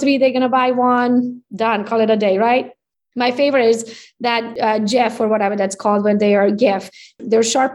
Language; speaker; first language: English; non-native, fluent; Hungarian